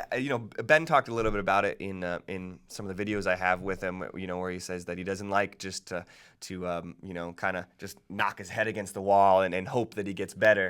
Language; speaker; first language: English; native; English